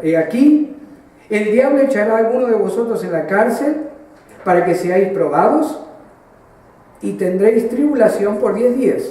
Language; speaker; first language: Spanish; native; Spanish